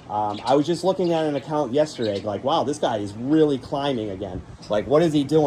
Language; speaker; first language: English; native; English